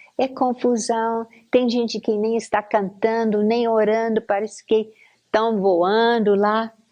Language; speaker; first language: Portuguese; non-native, fluent; English